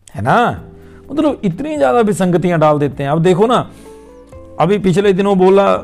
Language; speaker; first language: Hindi; native; Hindi